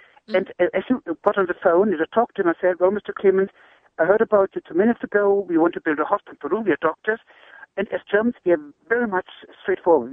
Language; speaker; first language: English; non-native, fluent; German